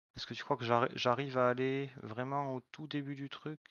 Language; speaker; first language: French; native; French